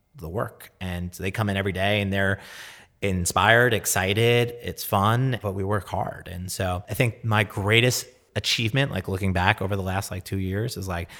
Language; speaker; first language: English; native; English